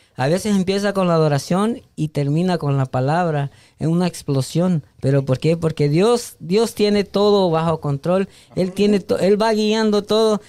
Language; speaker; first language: Spanish; native; Spanish